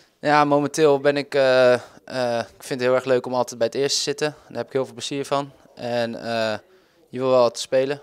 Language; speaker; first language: Dutch; native; Dutch